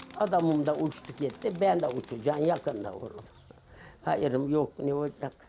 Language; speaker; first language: Turkish; native; Turkish